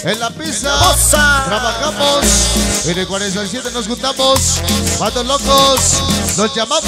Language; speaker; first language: Spanish; native; Spanish